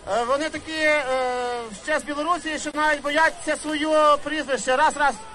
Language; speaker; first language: Ukrainian; native; Ukrainian